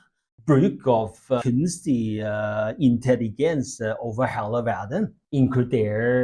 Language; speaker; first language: Norwegian; non-native, learner; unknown